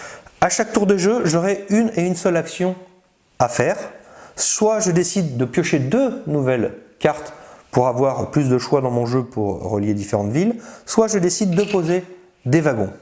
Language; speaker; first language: French; native; French